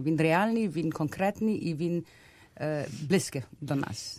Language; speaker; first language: Ukrainian; early bilingual, heritage; Ukrainian